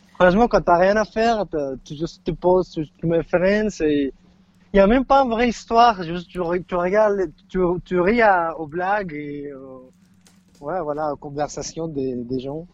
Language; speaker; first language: French; non-native, fluent; Spanish